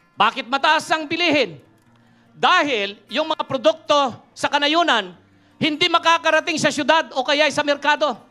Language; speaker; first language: Filipino; non-native, local second language; Iloko